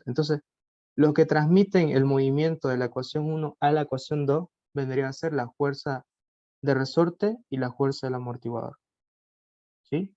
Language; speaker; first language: Spanish; native; Spanish